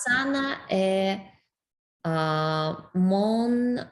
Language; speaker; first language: French; non-native, learner; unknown